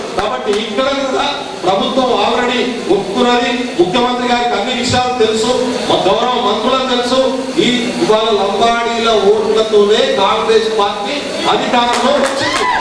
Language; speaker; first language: Telugu; non-native, local second language; Lambadi